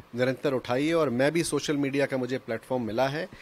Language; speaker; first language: Hindi; native; Hindi